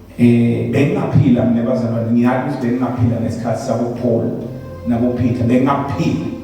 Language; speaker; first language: Zulu; non-native, local second language; Swati